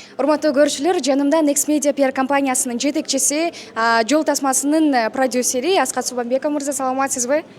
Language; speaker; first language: Kyrgyz; native; Kyrgyz